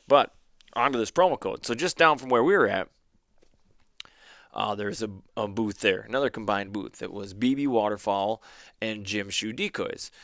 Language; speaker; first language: English; native; English